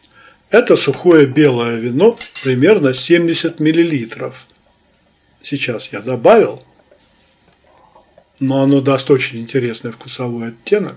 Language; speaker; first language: Russian; native; Russian